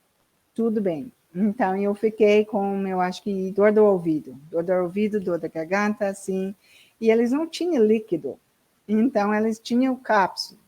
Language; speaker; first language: Portuguese; non-native, learner; English